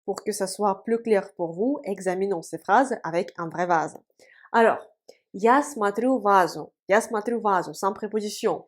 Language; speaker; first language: French; non-native, fluent; Russian